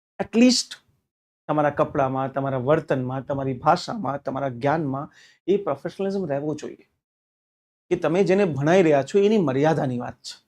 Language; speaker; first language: Gujarati; non-native, local second language; Hindi